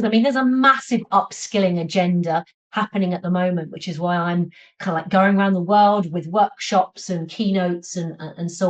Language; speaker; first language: English; native; English